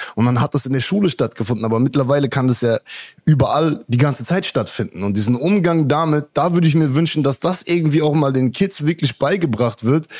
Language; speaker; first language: German; native; German